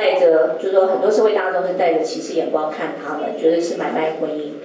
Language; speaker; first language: Chinese; native; Chinese